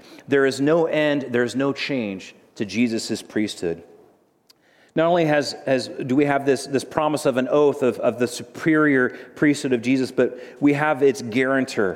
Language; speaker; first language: English; native; English